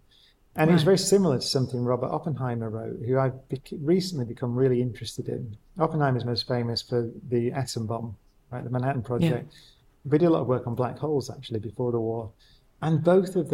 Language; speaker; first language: English; native; English